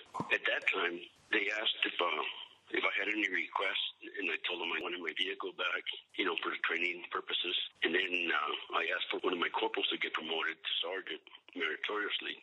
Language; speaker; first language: English; early bilingual, other home language; Spanish